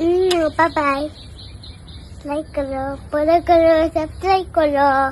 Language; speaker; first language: Hindi; non-native, local second language; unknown